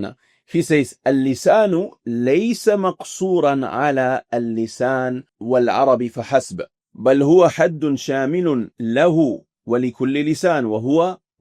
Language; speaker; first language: Arabic; non-native, fluent; English